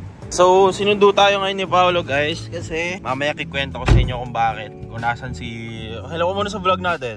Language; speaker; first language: Filipino; native; Filipino